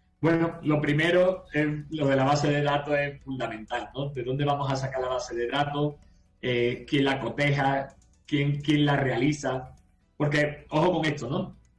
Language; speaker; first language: Spanish; native; Spanish